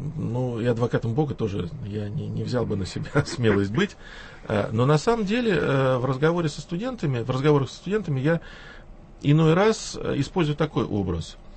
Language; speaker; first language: Russian; native; Russian